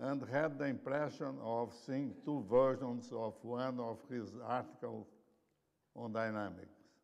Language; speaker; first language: English; non-native, fluent; Portuguese